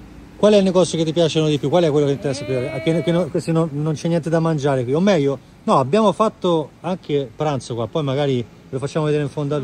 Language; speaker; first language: Italian; native; Italian